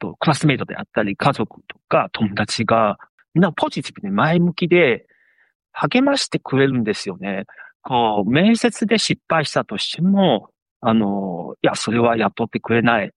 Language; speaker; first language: Japanese; non-native, fluent; Chinese